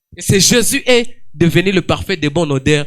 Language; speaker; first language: French; non-native, local second language; Swahili